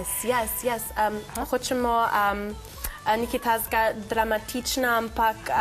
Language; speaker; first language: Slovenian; non-native, learner; English